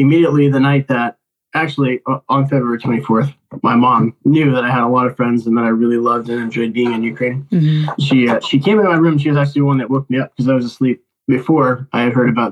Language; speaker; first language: English; native; English